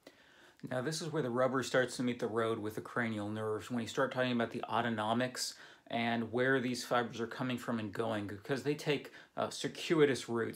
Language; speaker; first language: English; native; English